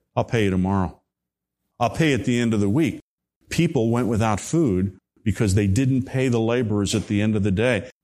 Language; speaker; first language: English; native; English